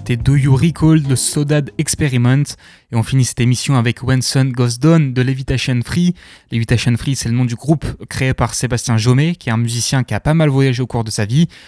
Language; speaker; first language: French; native; French